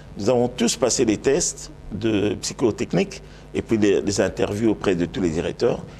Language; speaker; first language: French; non-native, local second language; Lingala